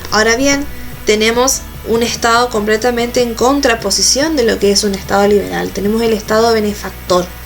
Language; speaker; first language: Spanish; native; Spanish